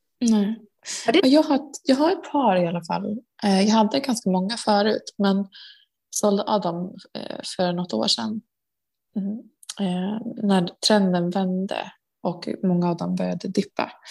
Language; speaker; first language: Swedish; native; Swedish